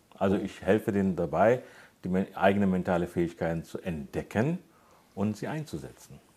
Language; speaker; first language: German; non-native, fluent; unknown